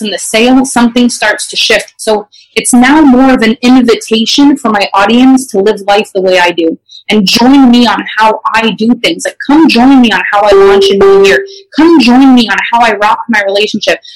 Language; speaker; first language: English; non-native, fluent; French